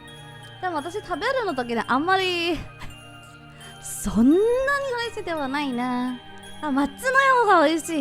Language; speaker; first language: Japanese; non-native, learner; English